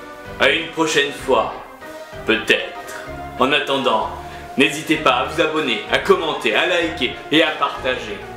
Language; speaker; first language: French; native; French